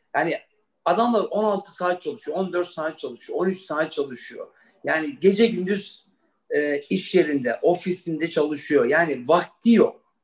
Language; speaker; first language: Turkish; early bilingual, heritage; Turkish